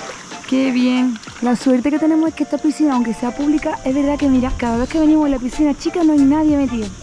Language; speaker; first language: Spanish; native; Spanish